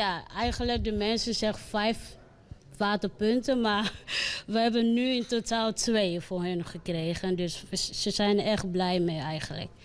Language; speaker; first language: Dutch; non-native, learner; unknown